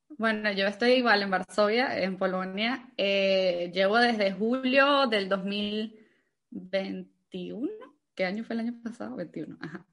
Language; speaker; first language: Spanish; native; Spanish